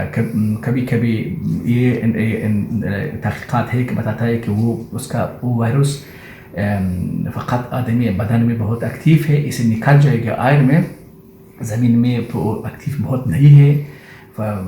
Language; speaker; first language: Hindi; non-native, learner; Persian